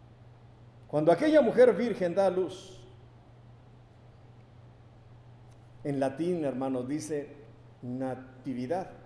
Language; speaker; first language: Spanish; native; Spanish